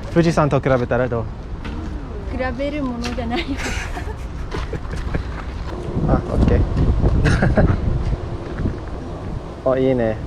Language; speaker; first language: Japanese; non-native, fluent; English